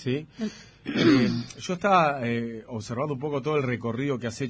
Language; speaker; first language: Spanish; native; Spanish